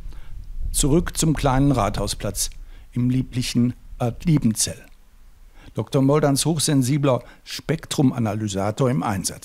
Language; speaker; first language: German; native; German